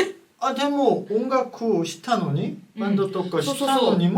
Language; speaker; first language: Japanese; non-native, fluent; Korean